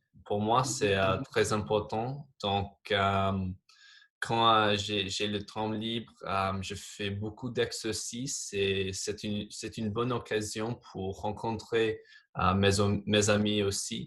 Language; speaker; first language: French; non-native, fluent; English